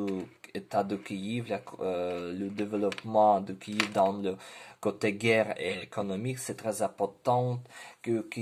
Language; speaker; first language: French; non-native, learner; Ukrainian